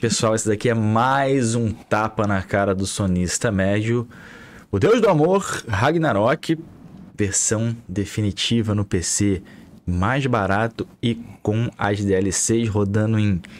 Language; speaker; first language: Portuguese; native; Portuguese